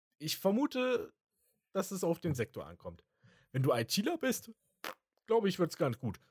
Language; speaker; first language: German; native; German